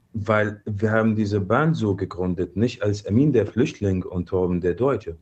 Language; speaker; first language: German; non-native, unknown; Arabic